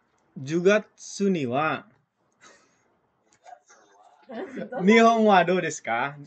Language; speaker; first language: Japanese; non-native, fluent; Indonesian